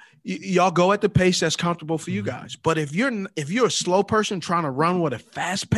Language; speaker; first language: English; native; English